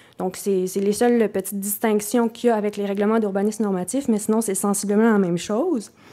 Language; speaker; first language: French; native; French